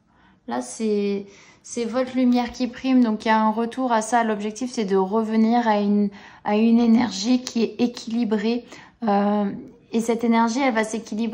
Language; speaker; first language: French; native; French